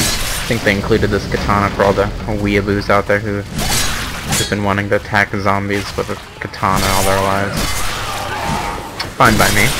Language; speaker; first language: English; native; English